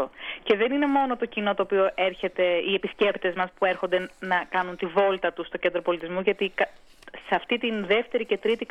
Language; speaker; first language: Greek; native; Greek